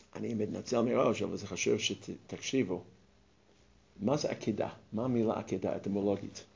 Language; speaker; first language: Hebrew; non-native, fluent; English